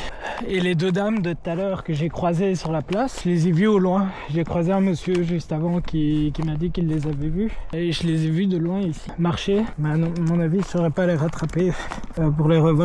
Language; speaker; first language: French; native; French